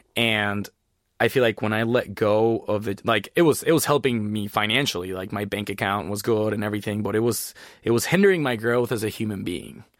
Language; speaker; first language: English; early bilingual, other home language; Spanish